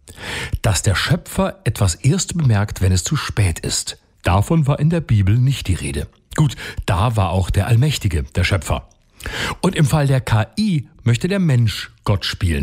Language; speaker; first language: German; native; German